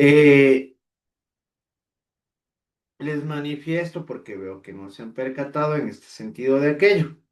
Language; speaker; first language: Spanish; native; Spanish